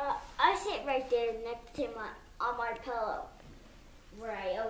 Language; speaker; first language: English; native; English